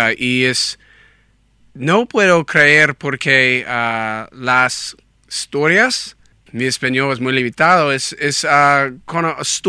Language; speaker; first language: Spanish; non-native, learner; English